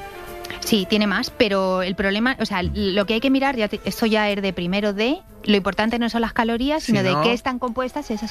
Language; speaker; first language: Spanish; native; Spanish